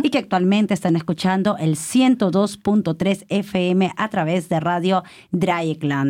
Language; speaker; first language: Spanish; native; Spanish